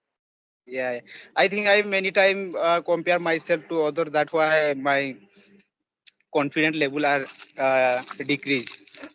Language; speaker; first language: English; non-native, learner; Odia